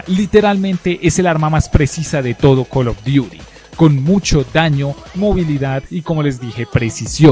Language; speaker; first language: Spanish; native; Spanish